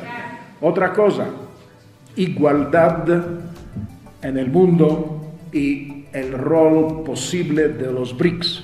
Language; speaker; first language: Spanish; non-native, fluent; Russian